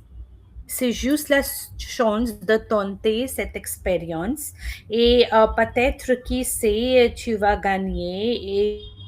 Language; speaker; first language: French; non-native, fluent; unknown